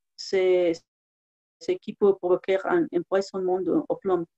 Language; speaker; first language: French; non-native, learner; Spanish